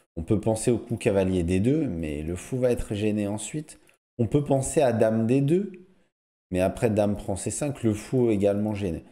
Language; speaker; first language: French; native; French